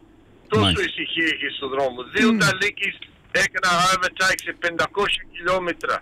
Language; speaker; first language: Greek; early bilingual, heritage; Greek